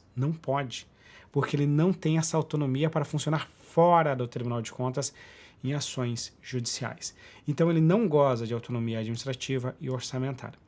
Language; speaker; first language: Portuguese; native; Portuguese